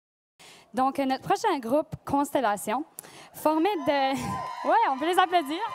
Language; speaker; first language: French; native; French